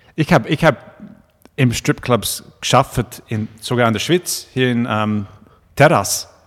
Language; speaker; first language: German; non-native, fluent; English